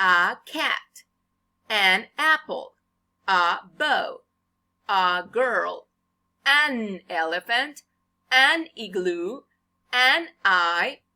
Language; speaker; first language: English; non-native, fluent; Spanish